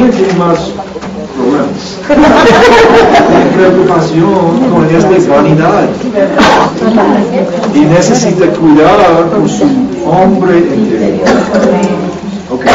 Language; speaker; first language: Spanish; non-native, learner; English